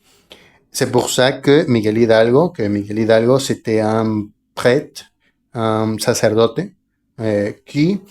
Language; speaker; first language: French; non-native, fluent; Spanish